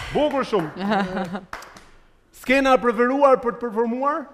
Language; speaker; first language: Albanian; native; Albanian